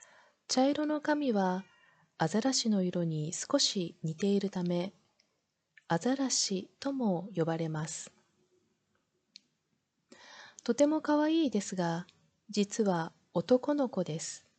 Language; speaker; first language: Japanese; non-native, learner; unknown